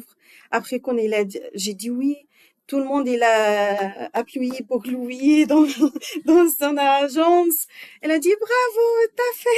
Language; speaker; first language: French; non-native, learner; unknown